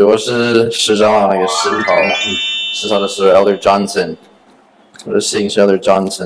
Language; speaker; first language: Chinese; non-native, fluent; English